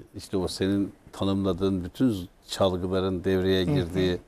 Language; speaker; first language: Turkish; native; Turkish